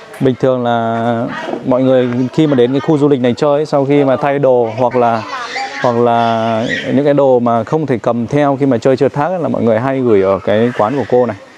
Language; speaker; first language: Vietnamese; native; Vietnamese